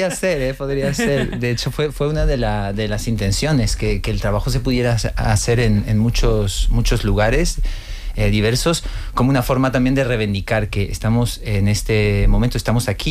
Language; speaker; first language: Spanish; non-native, fluent; Portuguese